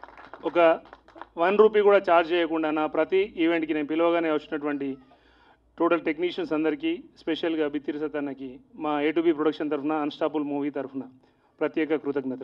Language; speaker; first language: Telugu; native; Telugu